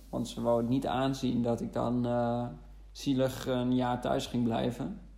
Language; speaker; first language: Dutch; non-native, fluent; German